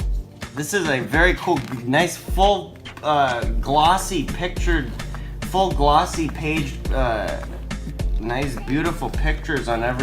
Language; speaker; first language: English; native; English